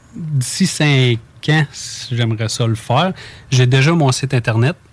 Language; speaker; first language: French; native; French